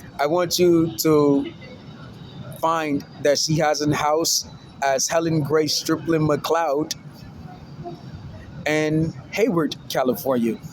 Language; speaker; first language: English; native; English